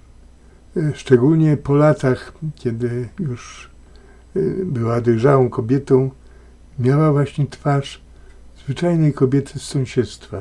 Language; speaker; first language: Polish; native; Polish